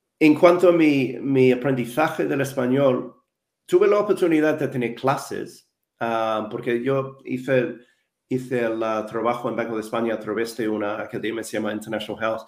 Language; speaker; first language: Spanish; non-native, fluent; English